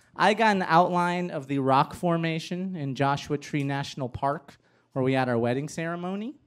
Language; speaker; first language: English; early bilingual, other home language; Spanish